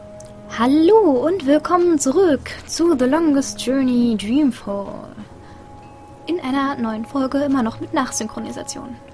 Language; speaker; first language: German; native; German